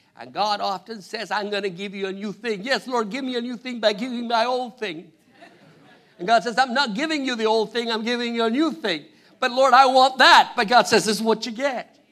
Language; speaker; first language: English; non-native, fluent; Spanish